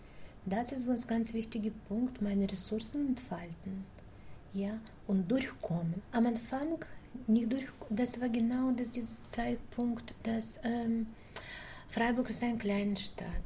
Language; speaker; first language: German; non-native, learner; Russian